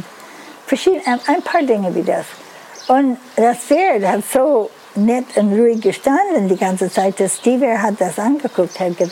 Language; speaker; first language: German; non-native, fluent; English